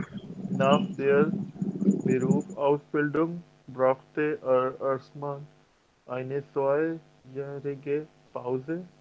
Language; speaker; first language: German; non-native, learner; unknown